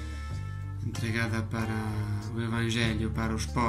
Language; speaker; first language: Portuguese; non-native, fluent; Italian